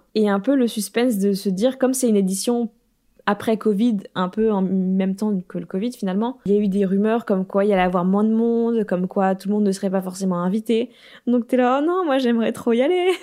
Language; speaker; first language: French; native; French